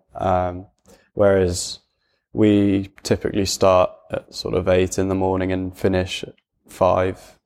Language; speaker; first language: English; native; English